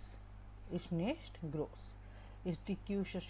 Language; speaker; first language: German; non-native, fluent; Hindi